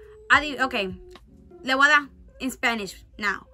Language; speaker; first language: English; early bilingual, other home language; Spanish